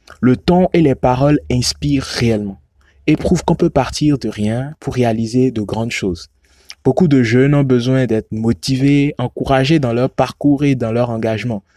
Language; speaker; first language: French; non-native, local second language; Yoruba